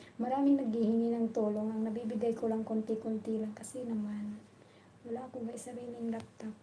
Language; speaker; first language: Filipino; non-native, local second language; Bikol